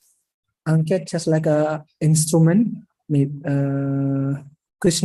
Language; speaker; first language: English; non-native, learner; Indonesian